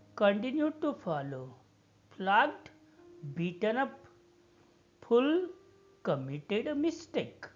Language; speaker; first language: English; non-native, local second language; Marathi